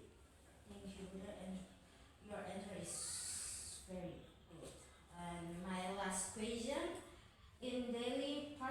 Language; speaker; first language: English; non-native, learner; Indonesian